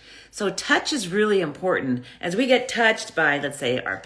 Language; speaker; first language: English; native; English